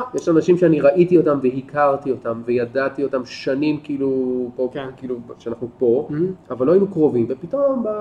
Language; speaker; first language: Hebrew; native; Hebrew